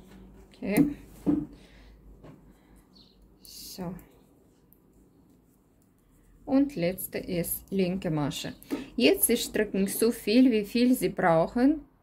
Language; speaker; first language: German; non-native, learner; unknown